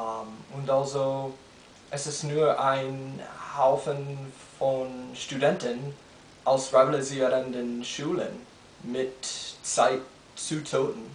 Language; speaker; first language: German; non-native, learner; English